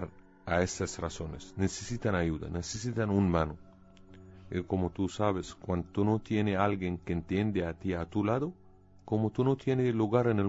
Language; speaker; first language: Spanish; non-native, learner; Arabic